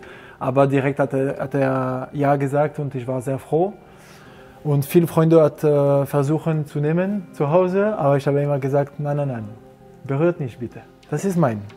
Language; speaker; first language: German; non-native, learner; French